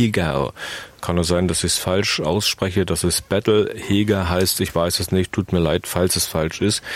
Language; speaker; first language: German; native; German